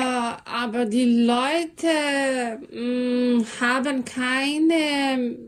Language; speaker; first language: German; non-native, learner; Serbian